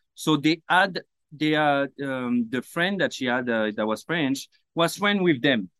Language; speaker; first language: English; non-native, fluent; French